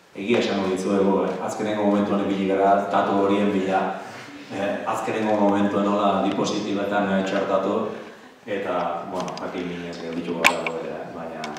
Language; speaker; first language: Basque; non-native, learner; Catalan